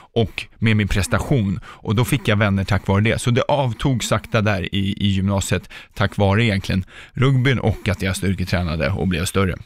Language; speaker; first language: Swedish; early bilingual, other home language; Czech